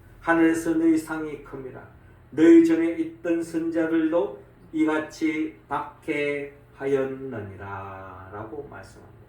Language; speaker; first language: Korean; native; Korean